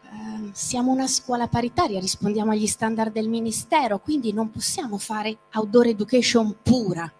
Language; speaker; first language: Italian; native; Italian